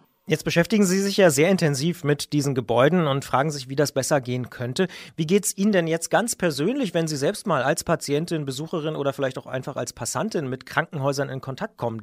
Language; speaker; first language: German; native; German